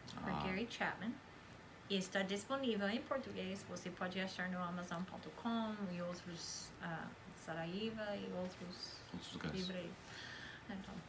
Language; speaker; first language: Portuguese; non-native, fluent; English